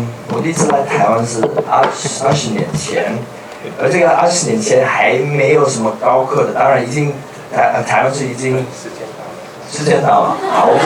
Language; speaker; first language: Chinese; non-native, fluent; German